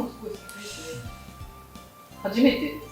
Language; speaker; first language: Japanese; native; Japanese